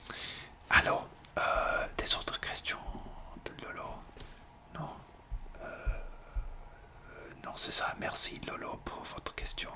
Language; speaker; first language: French; non-native, learner; English